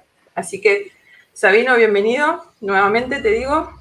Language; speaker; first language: Spanish; native; Spanish